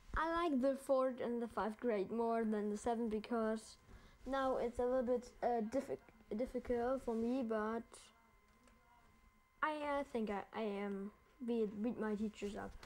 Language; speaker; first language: English; non-native, learner; German